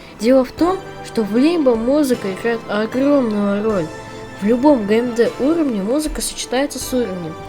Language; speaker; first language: Russian; native; Russian